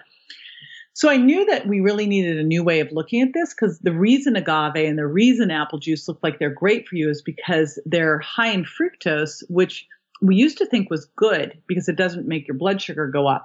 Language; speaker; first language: English; native; English